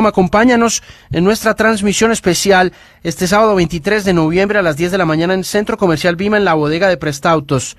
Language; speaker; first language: Spanish; native; Spanish